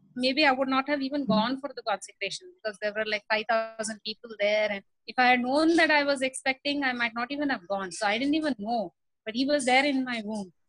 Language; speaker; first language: English; non-native, local second language; Hindi